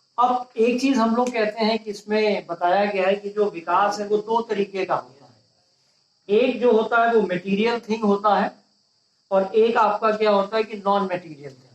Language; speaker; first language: Hindi; native; Hindi